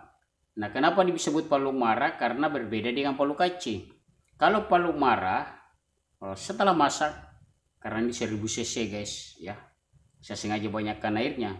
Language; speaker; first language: Indonesian; non-native, local second language; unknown